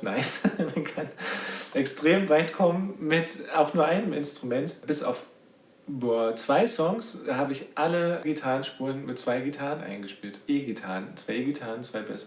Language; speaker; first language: German; native; German